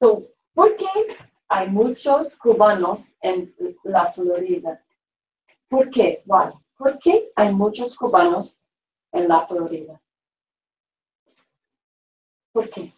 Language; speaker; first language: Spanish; non-native, learner; English